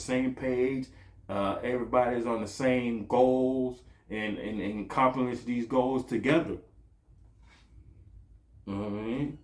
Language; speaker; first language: English; native; English